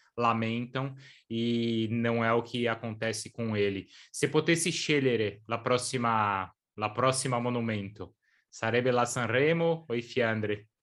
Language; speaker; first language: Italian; non-native, learner; Portuguese